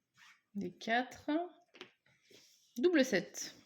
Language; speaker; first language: French; native; French